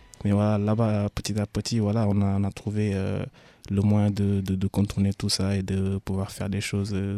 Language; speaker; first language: French; non-native, local second language; Wolof